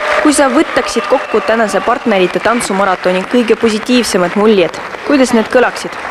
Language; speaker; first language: Estonian; native; Estonian